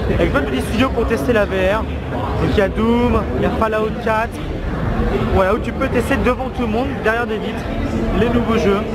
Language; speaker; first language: French; native; French